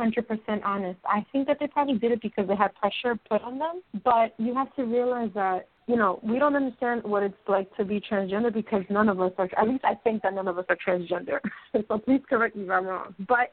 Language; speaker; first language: English; early bilingual, other home language; Spanish